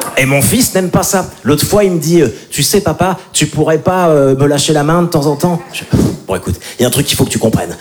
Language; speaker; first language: French; native; French